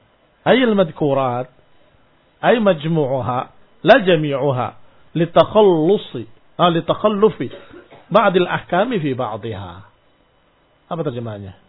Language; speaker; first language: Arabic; non-native, fluent; Indonesian